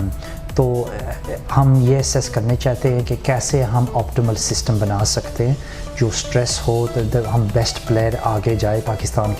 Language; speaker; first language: Hindi; early bilingual, heritage; Hindi